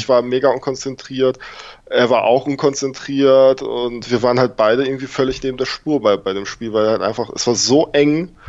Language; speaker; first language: German; native; German